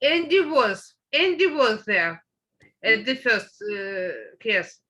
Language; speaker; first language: English; non-native, learner; Russian